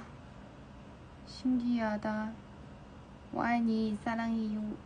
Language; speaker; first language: Korean; non-native, learner; Chinese